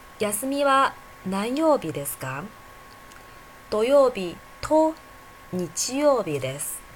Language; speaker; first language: Japanese; non-native, fluent; Chinese